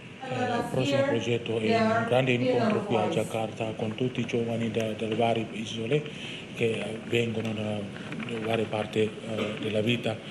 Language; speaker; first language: Italian; non-native, learner; Indonesian